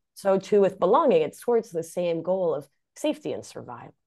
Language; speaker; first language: English; early bilingual, other home language; Spanish